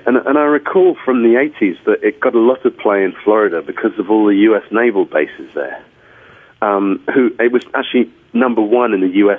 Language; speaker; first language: English; native; English